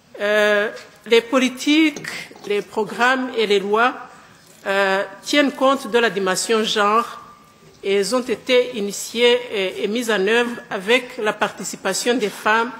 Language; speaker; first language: French; non-native, local second language; Kinyarwanda